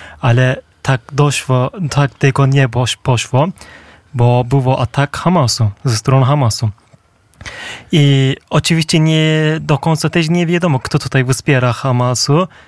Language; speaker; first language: Polish; non-native, fluent; Turkish